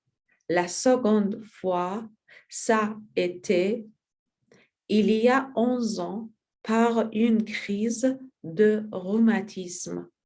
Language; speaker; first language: French; non-native, learner; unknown